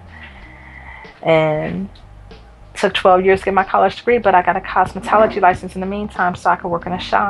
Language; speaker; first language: English; native; English